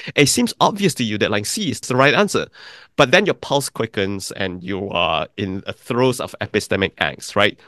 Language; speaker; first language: English; non-native, local second language; Chinese